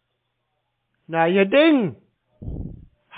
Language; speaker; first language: German; native; German